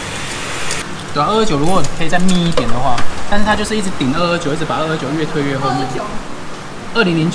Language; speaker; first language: Chinese; native; Chinese